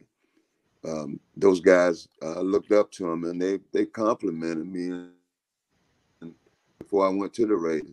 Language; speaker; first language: English; native; English